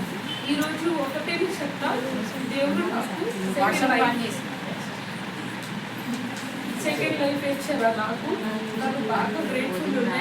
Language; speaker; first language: Telugu; non-native, learner; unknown